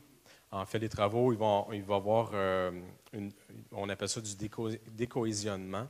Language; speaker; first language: French; native; French